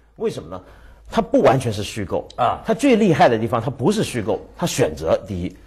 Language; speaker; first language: Chinese; native; Chinese